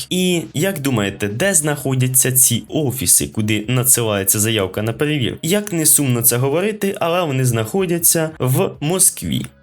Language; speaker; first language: Ukrainian; non-native, local second language; Russian